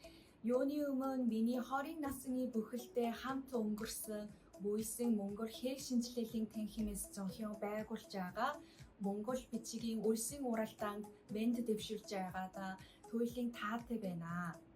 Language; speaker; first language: Mongolian; non-native, fluent; Korean